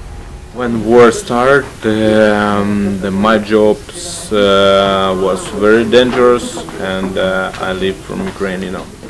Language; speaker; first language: English; non-native, learner; Ukrainian